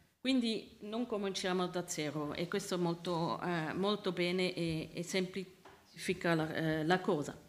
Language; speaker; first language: Italian; non-native, learner; Swiss German